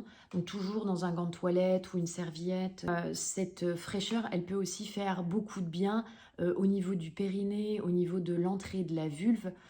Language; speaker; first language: French; native; French